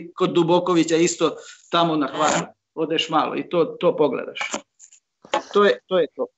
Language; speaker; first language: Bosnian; non-native, local second language; Hungarian